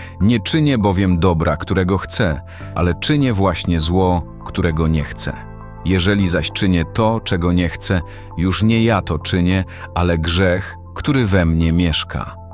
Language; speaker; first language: Polish; native; Polish